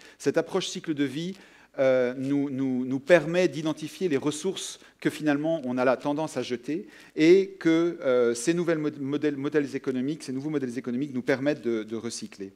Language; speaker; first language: French; native; French